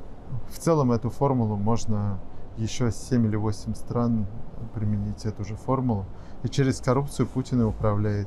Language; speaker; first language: Russian; native; Russian